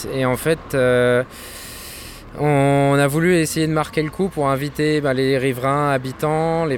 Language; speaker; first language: French; native; French